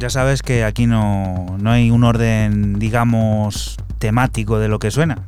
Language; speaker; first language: Spanish; native; Spanish